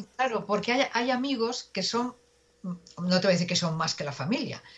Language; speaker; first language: Spanish; native; Spanish